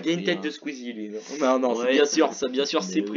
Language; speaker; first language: French; native; French